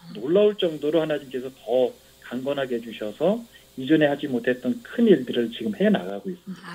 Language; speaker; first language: Korean; native; Korean